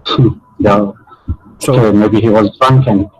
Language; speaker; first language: English; non-native, learner; Bosnian